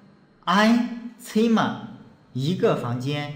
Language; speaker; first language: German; non-native, fluent; Chinese